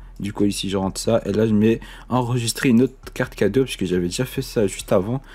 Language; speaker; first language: French; native; French